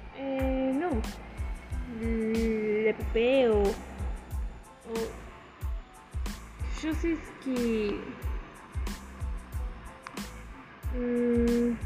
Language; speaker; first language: French; non-native, learner; Spanish